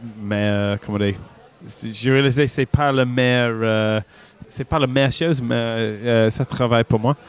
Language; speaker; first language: French; non-native, learner; English